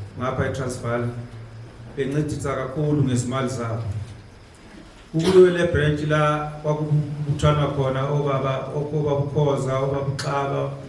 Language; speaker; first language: Zulu; native; Zulu